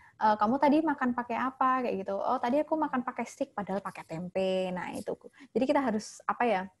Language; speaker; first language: Indonesian; native; Indonesian